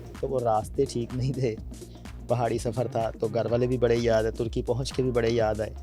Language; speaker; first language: Urdu; non-native, local second language; Punjabi